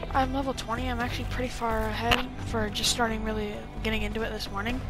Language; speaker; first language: English; native; English